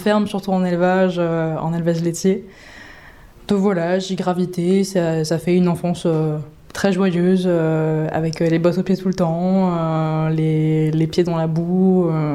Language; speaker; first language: French; native; French